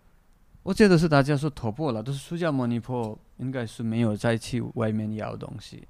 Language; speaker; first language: Chinese; non-native, fluent; Nepali